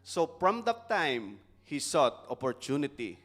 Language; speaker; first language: English; non-native, local second language; Filipino